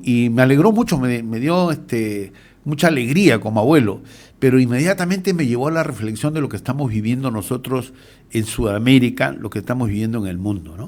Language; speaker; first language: Spanish; native; Spanish